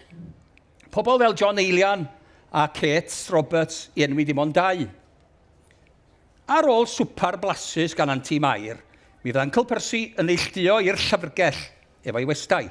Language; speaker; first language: Welsh; native; Welsh